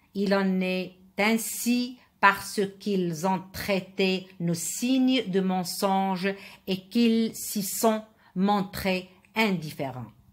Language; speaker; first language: French; non-native, local second language; Arabic